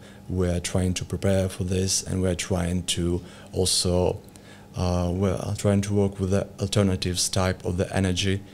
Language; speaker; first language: English; non-native, learner; Ukrainian